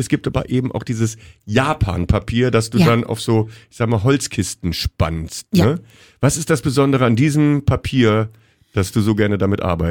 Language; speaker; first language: German; native; German